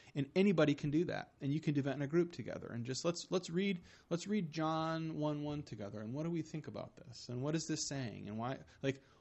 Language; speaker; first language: English; native; English